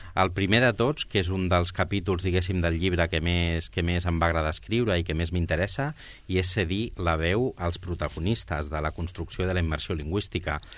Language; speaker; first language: Catalan; non-native, local second language; Spanish